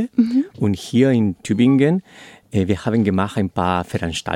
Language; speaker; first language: German; non-native, learner; Spanish